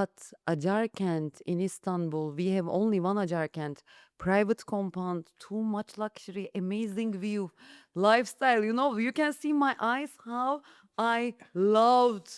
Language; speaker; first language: English; non-native, learner; Turkish